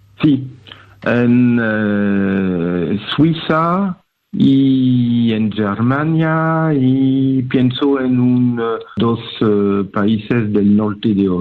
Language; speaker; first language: Spanish; non-native, fluent; French